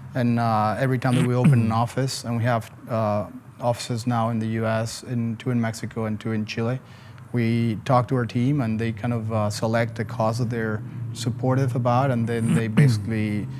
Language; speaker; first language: English; non-native, fluent; Spanish